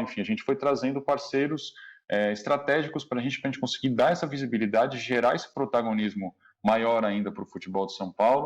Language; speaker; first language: Portuguese; native; Portuguese